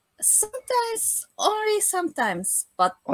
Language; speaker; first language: English; non-native, learner; Japanese